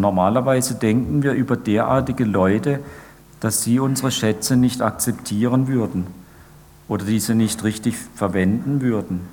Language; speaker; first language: German; native; German